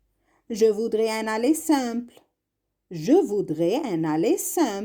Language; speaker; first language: French; non-native, fluent; Arabic